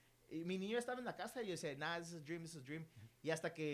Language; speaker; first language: Spanish; early bilingual, heritage; Spanish